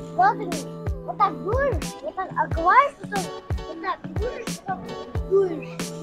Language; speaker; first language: Russian; non-native, local second language; Kazakh